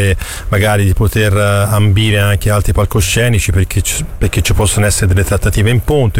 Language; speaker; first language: Italian; native; Italian